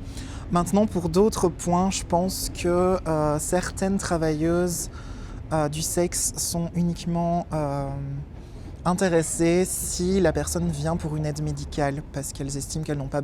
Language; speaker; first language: French; native; French